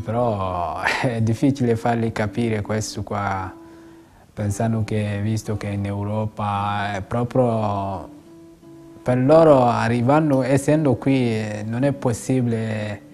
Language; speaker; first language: Italian; non-native, fluent; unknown